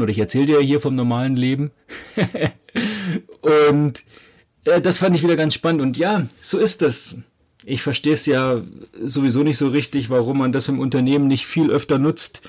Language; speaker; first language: German; native; German